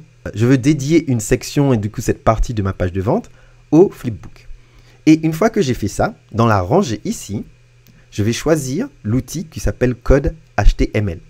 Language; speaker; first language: French; native; French